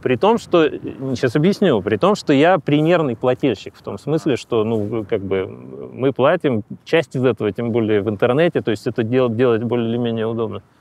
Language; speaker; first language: Russian; native; Russian